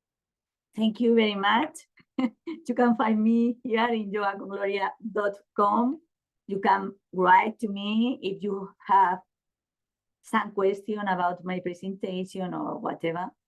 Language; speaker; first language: English; non-native, learner; Spanish